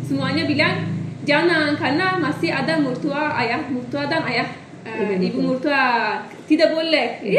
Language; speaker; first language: Indonesian; non-native, learner; Turkish